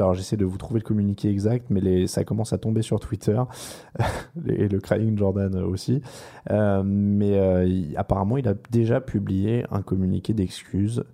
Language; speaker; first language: French; native; French